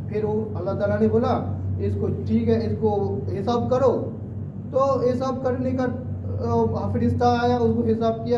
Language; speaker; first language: Hindi; non-native, fluent; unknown